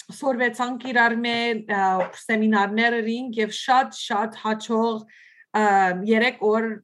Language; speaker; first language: Armenian; early bilingual, heritage; Armenian